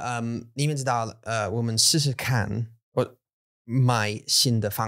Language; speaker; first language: Chinese; non-native, learner; English